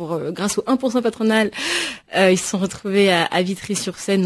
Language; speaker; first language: French; native; French